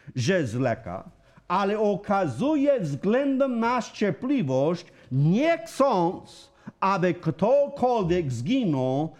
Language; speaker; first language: Polish; non-native, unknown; English